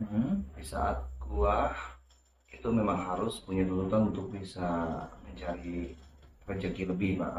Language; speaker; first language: Indonesian; native; Indonesian